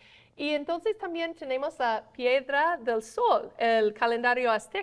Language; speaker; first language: Spanish; non-native, fluent; English